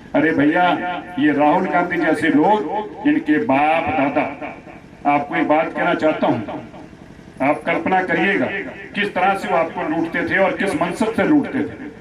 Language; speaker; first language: Hindi; non-native, local second language; Punjabi